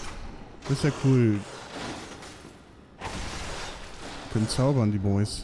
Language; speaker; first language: German; native; German